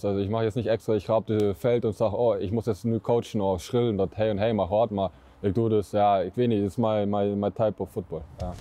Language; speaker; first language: German; non-native, learner; Dutch